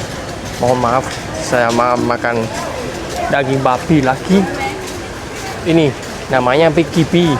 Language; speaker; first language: Indonesian; non-native, fluent; Vietnamese